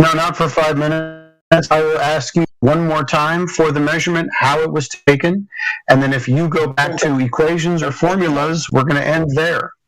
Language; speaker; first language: English; native; English